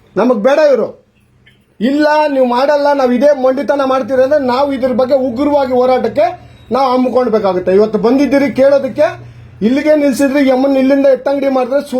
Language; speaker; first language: Kannada; native; Kannada